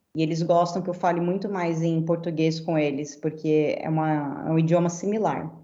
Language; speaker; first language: Portuguese; native; Portuguese